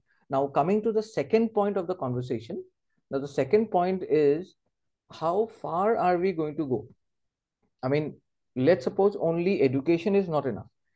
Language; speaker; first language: English; non-native, local second language; Assamese